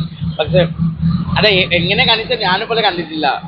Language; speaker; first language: Malayalam; non-native, local second language; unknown